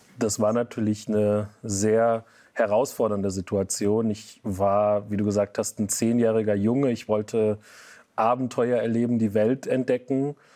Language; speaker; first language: German; native; German